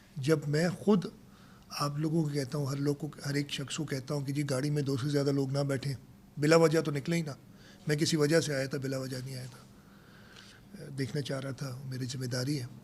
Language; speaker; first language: Urdu; non-native, local second language; Sindhi